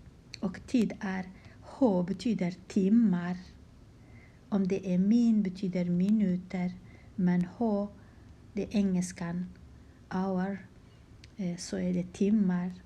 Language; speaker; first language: Swedish; non-native, fluent; Kurdish